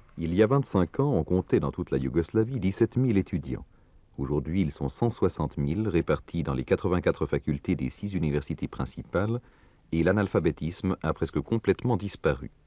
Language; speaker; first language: French; native; French